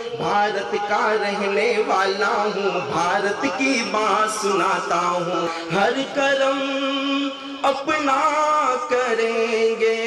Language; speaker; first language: Hindi; native; Hindi